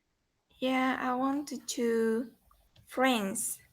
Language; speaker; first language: English; non-native, learner; Vietnamese